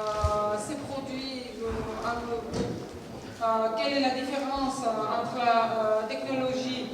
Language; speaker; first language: French; non-native, fluent; Georgian